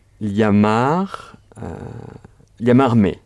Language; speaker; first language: Spanish; non-native, learner; French